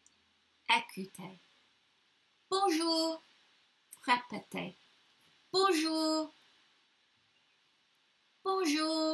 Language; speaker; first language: French; non-native, learner; English